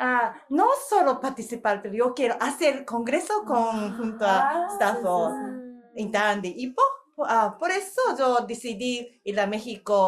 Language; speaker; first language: Spanish; non-native, learner; Korean